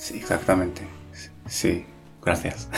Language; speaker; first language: Spanish; non-native, fluent; Japanese